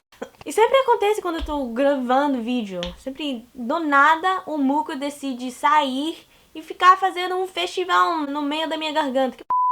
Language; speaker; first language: Portuguese; non-native, learner; English